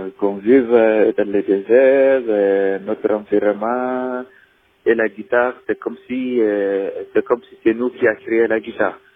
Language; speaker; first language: French; non-native, local second language; Tamasheq